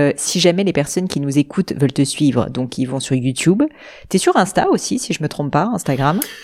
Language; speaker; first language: French; native; French